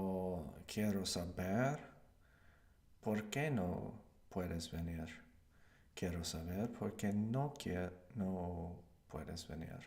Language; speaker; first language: Spanish; non-native, learner; English